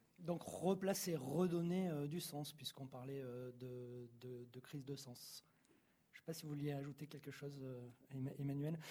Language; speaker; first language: French; native; French